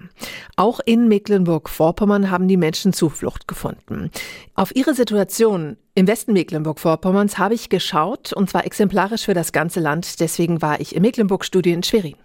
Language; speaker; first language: German; native; German